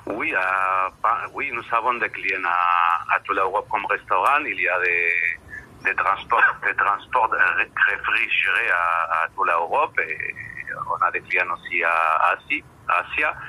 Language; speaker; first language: French; non-native, learner; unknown